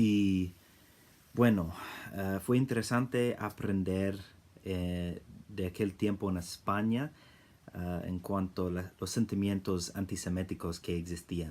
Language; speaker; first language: Spanish; non-native, fluent; English